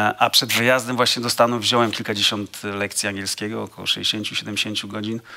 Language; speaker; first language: Polish; native; Polish